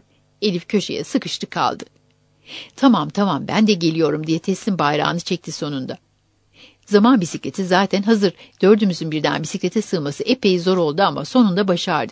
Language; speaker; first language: Turkish; native; Turkish